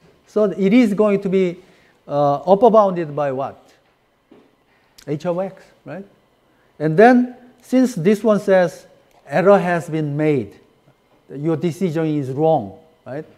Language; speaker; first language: English; non-native, fluent; Korean